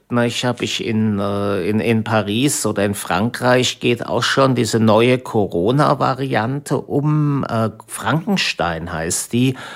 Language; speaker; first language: German; native; German